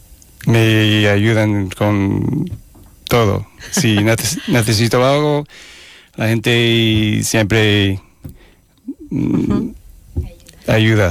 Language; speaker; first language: Spanish; non-native, fluent; English